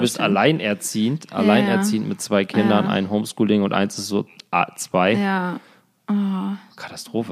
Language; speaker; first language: German; native; German